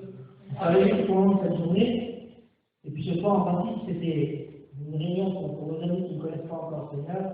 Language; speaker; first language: French; native; French